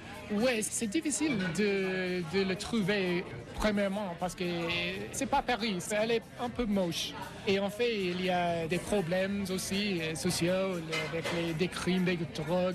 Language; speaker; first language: French; non-native, fluent; English